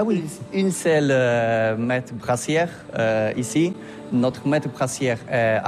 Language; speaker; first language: French; non-native, learner; Polish